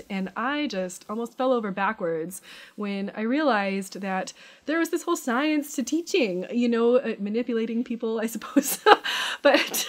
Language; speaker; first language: English; native; English